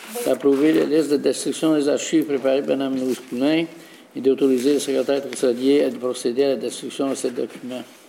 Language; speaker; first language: French; native; French